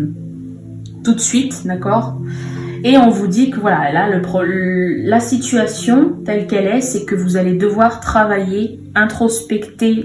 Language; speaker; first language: French; native; French